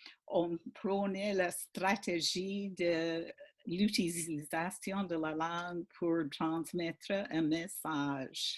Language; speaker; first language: French; non-native, fluent; English